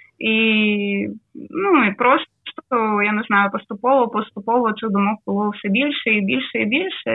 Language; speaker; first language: Ukrainian; non-native, local second language; Russian